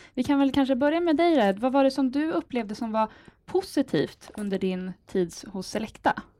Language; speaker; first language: Swedish; native; Swedish